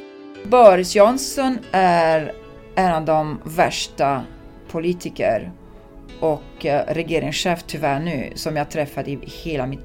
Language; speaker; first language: Swedish; non-native, fluent; Italian